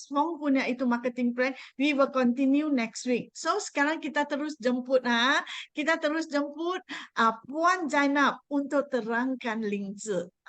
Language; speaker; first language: Malay; non-native, local second language; Chinese